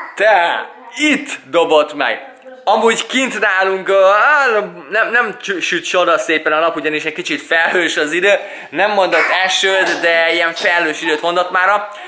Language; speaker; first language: Hungarian; native; Hungarian